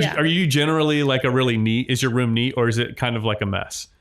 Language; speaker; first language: English; native; English